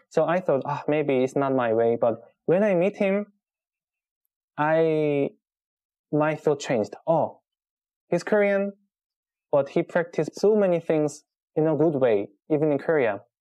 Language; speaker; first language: English; non-native, learner; Korean